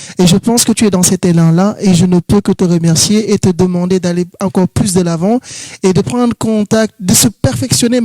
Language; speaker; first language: French; non-native, local second language; Wolof